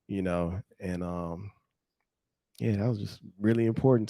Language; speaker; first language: English; native; English